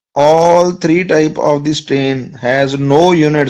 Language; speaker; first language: English; non-native, local second language; Punjabi